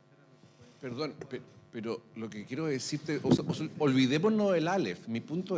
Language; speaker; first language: Spanish; native; Spanish